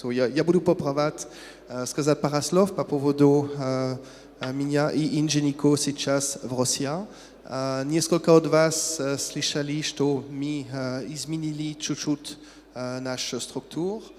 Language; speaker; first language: Russian; non-native, learner; French